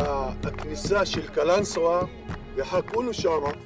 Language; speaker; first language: Hebrew; non-native, local second language; Arabic